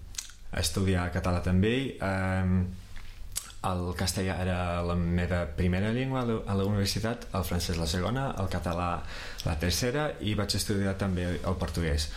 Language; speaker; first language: Catalan; non-native, fluent; English